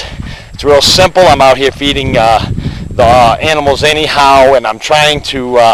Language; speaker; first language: English; native; English